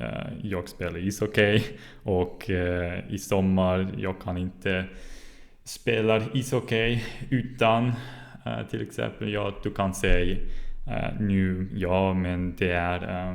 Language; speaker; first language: Swedish; non-native, learner; German